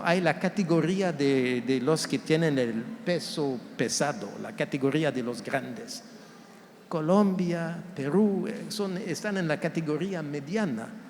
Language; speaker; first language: Spanish; non-native, fluent; French